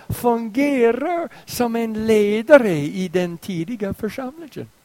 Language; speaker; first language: Swedish; non-native, fluent; English